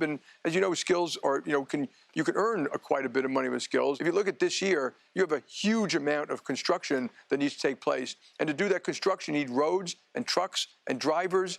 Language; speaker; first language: English; native; English